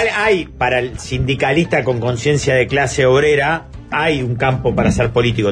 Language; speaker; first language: Spanish; native; Spanish